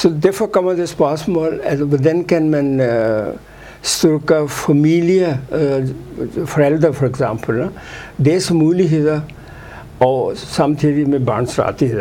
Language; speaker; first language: Danish; non-native, fluent; Urdu